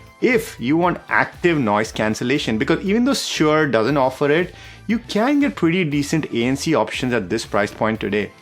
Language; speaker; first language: English; non-native, fluent; Dutch